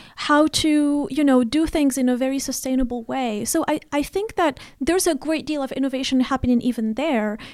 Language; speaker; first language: English; non-native, fluent; Arabic